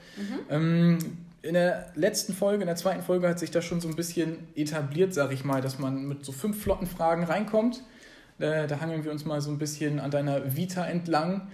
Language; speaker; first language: German; native; German